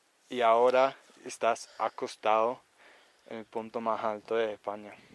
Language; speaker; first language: Spanish; non-native, fluent; English